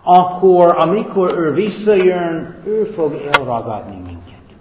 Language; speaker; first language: Hungarian; non-native, fluent; English